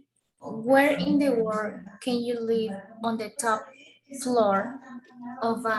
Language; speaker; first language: English; non-native, learner; Spanish